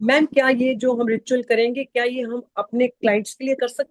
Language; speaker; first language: Hindi; native; Hindi